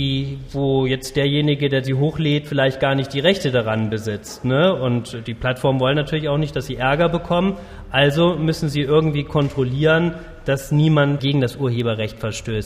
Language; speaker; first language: German; native; German